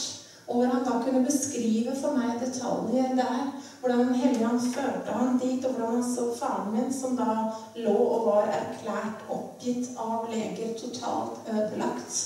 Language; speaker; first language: Norwegian; native; Norwegian